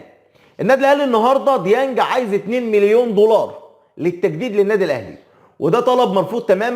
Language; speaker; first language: Arabic; native; Arabic